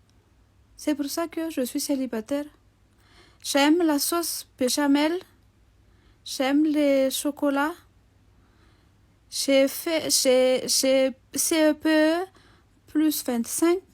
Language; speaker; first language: French; non-native, local second language; Malagasy